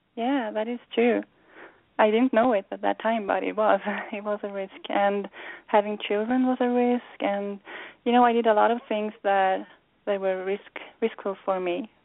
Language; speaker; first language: English; non-native, fluent; Swedish